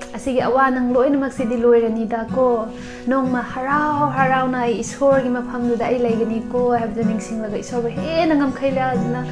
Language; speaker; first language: Manipuri; non-native, local second language; Tangkhul Naga (India)